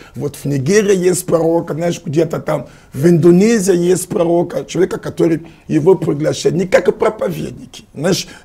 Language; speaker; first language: Russian; non-native, fluent; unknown